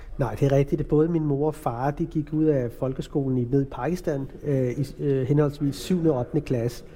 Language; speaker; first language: Danish; early bilingual, other home language; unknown